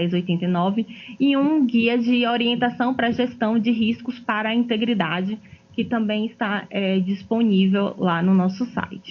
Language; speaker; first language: Portuguese; native; Portuguese